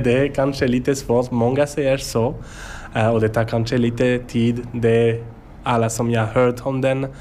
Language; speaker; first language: Swedish; non-native, learner; French